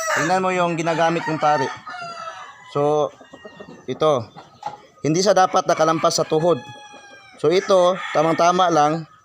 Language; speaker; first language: Filipino; non-native, local second language; Cebuano